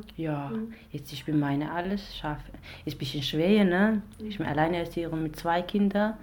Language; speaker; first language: German; non-native, fluent; Arabic